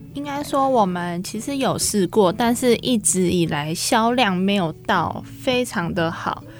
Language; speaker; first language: Chinese; native; Chinese